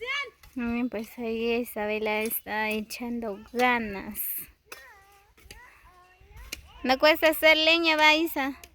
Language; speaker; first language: Spanish; native; Spanish